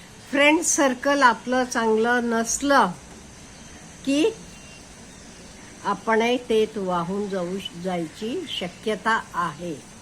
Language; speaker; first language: Marathi; native; Marathi